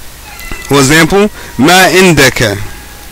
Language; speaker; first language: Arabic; non-native, fluent; English